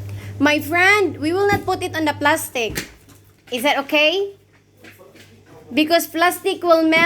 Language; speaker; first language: English; non-native, local second language; Filipino